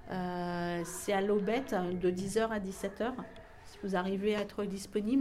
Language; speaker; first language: French; native; French